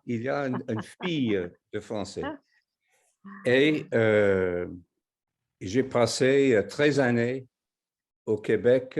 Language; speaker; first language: French; non-native, fluent; English